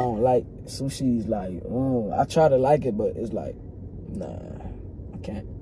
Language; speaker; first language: English; native; English